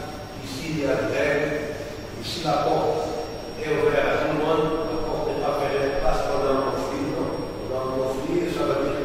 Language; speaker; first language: French; non-native, learner; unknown